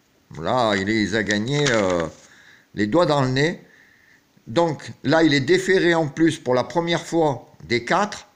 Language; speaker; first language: French; native; French